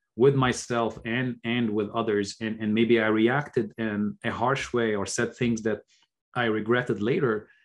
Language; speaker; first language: English; non-native, fluent; Arabic